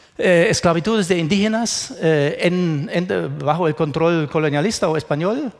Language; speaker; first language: Spanish; non-native, fluent; German